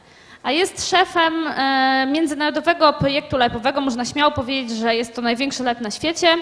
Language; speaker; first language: Polish; native; Polish